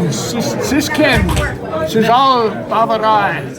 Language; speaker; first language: German; early bilingual, heritage; English